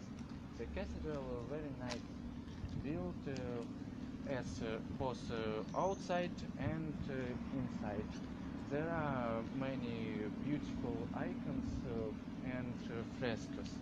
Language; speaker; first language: English; non-native, learner; Russian